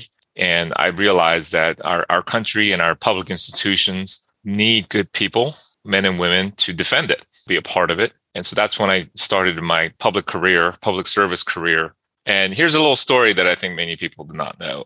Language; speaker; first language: English; early bilingual, other home language; Korean